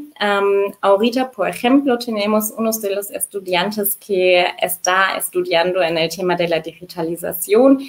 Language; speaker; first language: Spanish; non-native, fluent; German